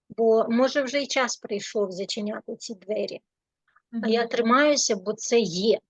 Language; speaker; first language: Ukrainian; native; Ukrainian